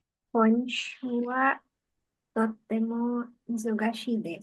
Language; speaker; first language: Japanese; non-native, learner; Filipino